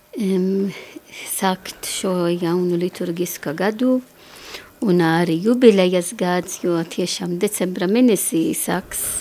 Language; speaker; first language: Latvian; non-native, learner; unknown